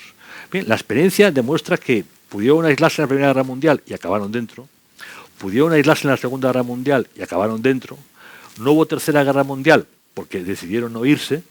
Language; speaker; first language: Spanish; native; Spanish